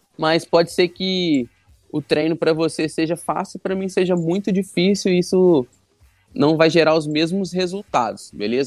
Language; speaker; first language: Portuguese; native; Portuguese